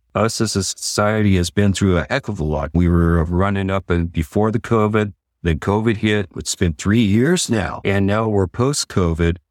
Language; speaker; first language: English; native; English